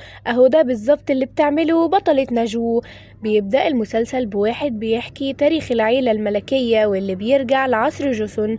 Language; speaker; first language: Arabic; native; Arabic